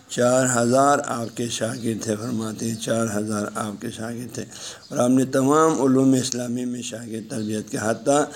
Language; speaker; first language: Urdu; non-native, local second language; Balti